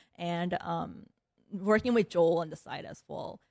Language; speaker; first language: English; early bilingual, other home language; Korean